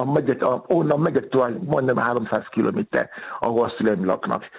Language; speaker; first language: Hungarian; non-native, fluent; Yoruba